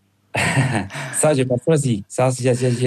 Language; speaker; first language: French; non-native, fluent; Spanish